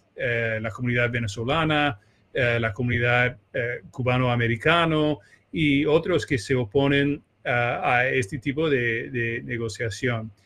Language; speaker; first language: Spanish; non-native, fluent; English